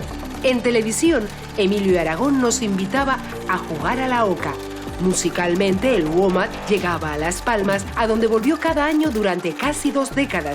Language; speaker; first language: Spanish; native; Spanish